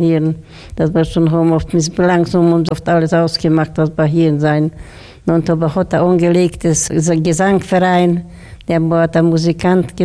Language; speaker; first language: German; non-native, fluent; Slovak